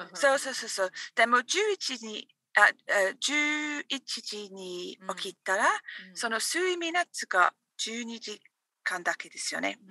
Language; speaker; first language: Japanese; non-native, learner; English